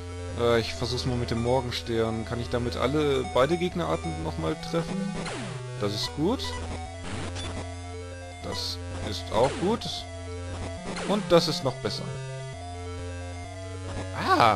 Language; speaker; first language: German; native; German